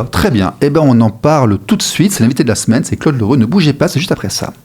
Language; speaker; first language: French; native; French